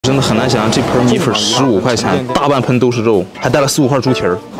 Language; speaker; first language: Chinese; native; Chinese